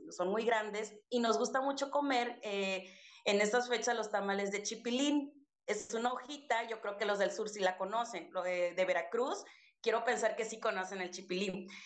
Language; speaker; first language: Spanish; native; Spanish